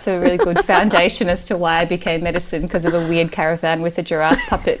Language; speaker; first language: English; early bilingual, other home language; Romanian